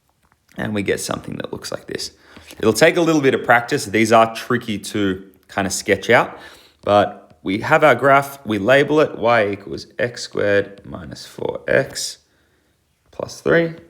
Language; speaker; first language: English; native; English